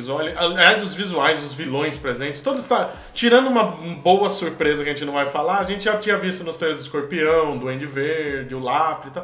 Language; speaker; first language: Portuguese; native; Portuguese